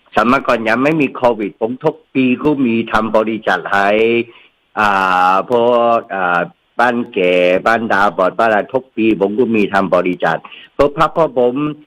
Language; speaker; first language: Thai; non-native, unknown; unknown